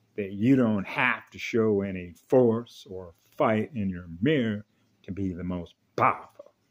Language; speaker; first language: English; native; English